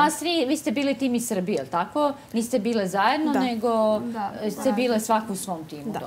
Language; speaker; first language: Serbian; native; Serbian